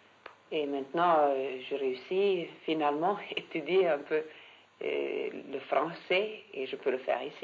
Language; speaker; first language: French; non-native, fluent; Swedish